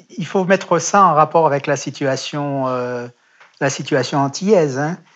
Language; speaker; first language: French; native; French